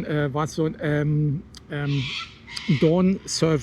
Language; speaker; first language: German; native; German